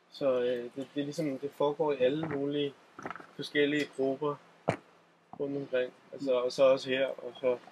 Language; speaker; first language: Danish; native; Danish